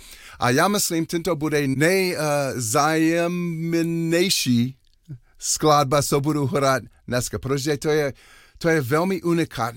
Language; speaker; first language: Czech; non-native, learner; English